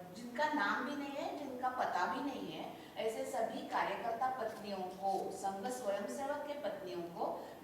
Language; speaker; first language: Hindi; non-native, local second language; Marathi